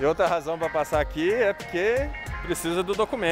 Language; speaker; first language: Portuguese; native; Portuguese